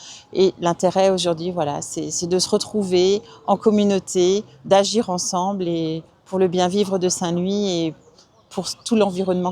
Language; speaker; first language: French; native; French